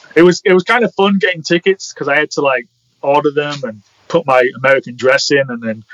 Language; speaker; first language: English; native; English